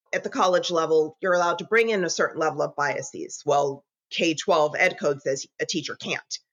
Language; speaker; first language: English; native; English